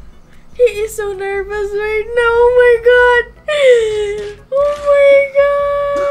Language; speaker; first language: English; non-native, local second language; Filipino